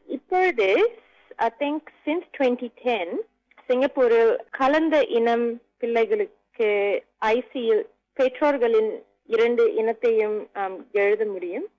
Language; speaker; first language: Tamil; non-native, local second language; English